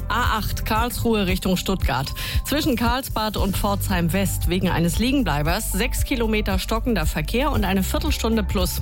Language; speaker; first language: German; native; German